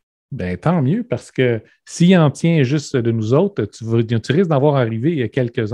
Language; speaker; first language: French; native; French